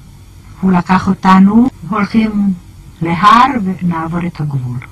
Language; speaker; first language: Hebrew; non-native, fluent; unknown